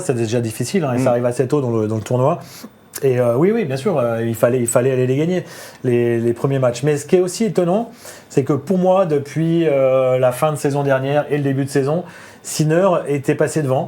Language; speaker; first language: French; native; French